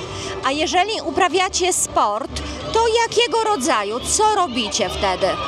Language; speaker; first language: Polish; native; Polish